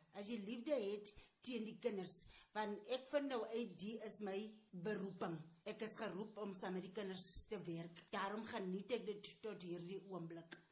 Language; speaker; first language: Afrikaans; non-native, local second language; Tswana